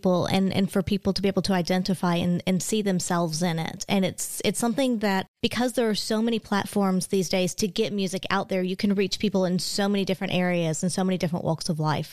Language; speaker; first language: English; native; English